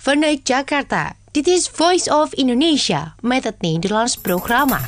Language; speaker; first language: Dutch; non-native, fluent; Indonesian